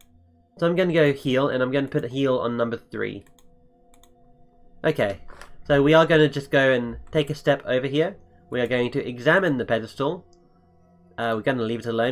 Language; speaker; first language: English; native; English